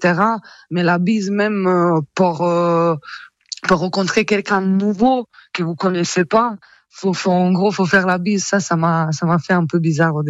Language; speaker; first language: French; non-native, fluent; Croatian